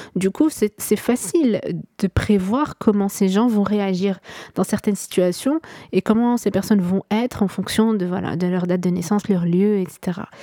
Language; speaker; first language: French; non-native, local second language; Arabic